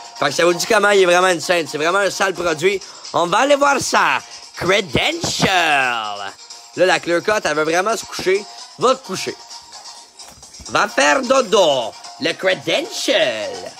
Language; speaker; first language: French; native; French